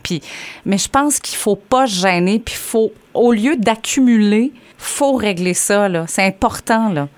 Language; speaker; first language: French; native; French